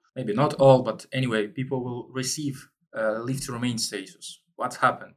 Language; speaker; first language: English; non-native, learner; Russian